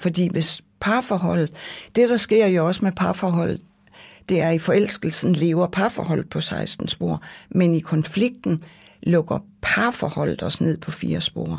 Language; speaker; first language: Danish; native; Danish